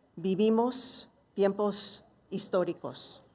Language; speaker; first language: Spanish; early bilingual, heritage; Spanish